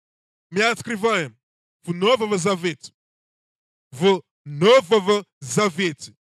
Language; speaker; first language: Russian; non-native, learner; English